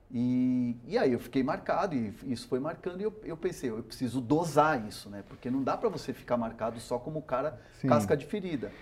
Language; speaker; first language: Portuguese; non-native, local second language; Spanish